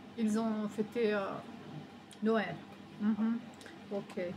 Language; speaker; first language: French; non-native, learner; Ukrainian